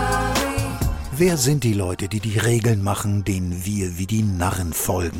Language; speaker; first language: German; native; German